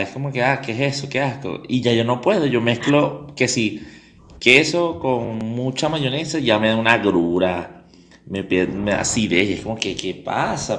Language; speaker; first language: Spanish; native; Spanish